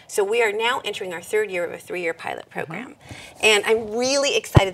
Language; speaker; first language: English; native; English